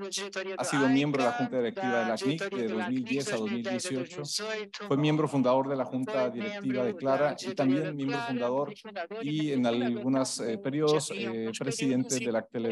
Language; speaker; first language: Spanish; native; Spanish